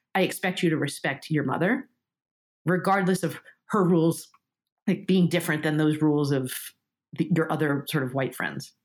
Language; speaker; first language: English; early bilingual, other home language; Japanese